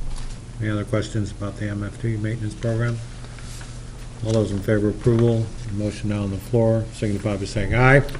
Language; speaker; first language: English; native; English